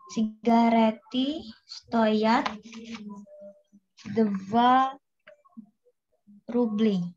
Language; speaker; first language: Russian; non-native, learner; Indonesian